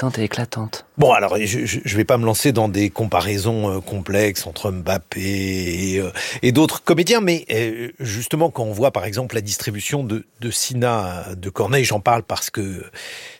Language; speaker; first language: French; native; French